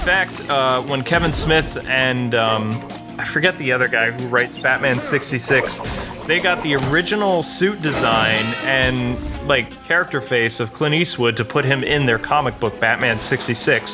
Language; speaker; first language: English; native; English